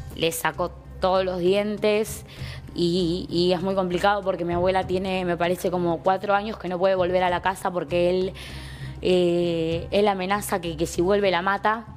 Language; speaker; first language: Spanish; native; Spanish